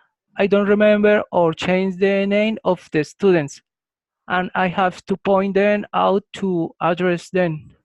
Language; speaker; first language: English; non-native, learner; Spanish